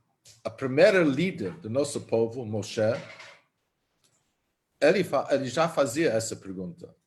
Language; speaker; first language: Portuguese; non-native, fluent; Hebrew